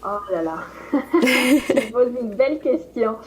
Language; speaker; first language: French; native; French